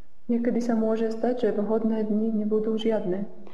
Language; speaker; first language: Slovak; native; Slovak